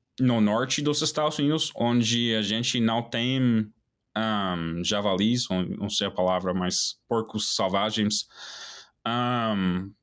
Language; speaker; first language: Portuguese; non-native, fluent; English